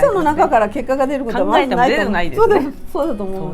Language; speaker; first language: Japanese; native; Japanese